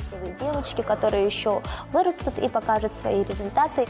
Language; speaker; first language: Russian; native; Russian